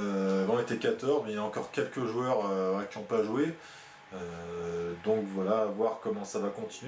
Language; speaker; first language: French; native; French